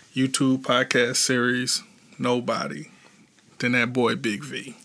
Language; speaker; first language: English; native; English